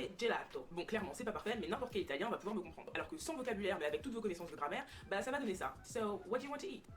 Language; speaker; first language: French; native; French